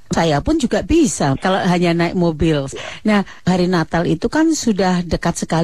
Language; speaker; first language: Indonesian; native; Indonesian